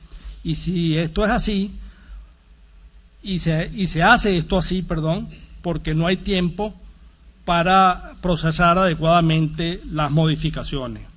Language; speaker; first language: Spanish; native; Spanish